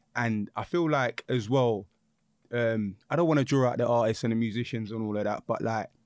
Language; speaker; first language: English; native; English